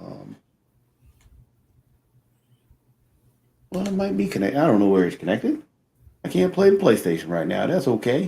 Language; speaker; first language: English; native; English